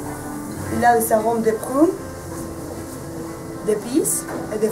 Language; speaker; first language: French; non-native, learner; Spanish